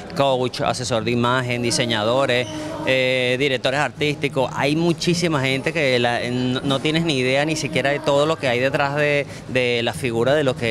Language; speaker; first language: Spanish; native; Spanish